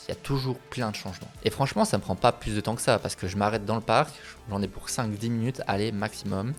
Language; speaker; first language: French; native; French